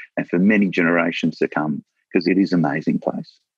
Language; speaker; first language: English; native; English